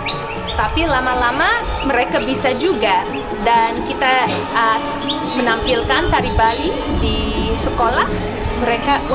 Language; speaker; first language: Indonesian; non-native, fluent; English